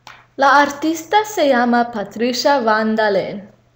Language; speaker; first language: Spanish; non-native, learner; English